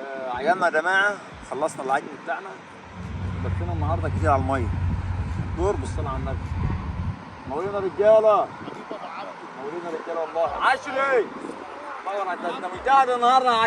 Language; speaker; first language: Arabic; native; Arabic